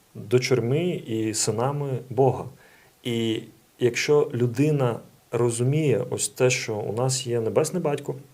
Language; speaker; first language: Ukrainian; non-native, local second language; Russian